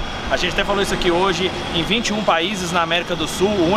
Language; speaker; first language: Portuguese; native; Portuguese